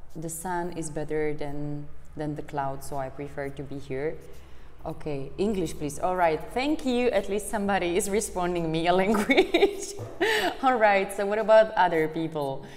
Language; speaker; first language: English; non-native, fluent; Czech